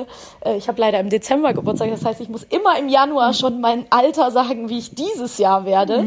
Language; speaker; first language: German; native; German